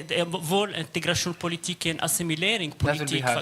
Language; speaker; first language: Swedish; non-native, fluent; Arabic